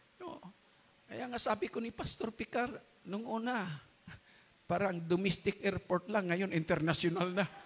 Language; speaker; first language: Filipino; non-native, local second language; Cebuano